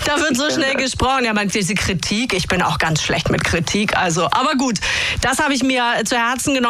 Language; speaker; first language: German; native; German